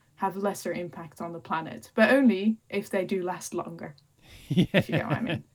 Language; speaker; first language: English; non-native, fluent; Dutch